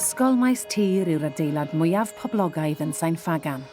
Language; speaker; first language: Welsh; native; Welsh